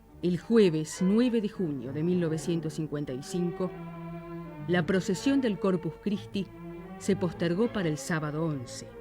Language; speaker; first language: Spanish; native; Spanish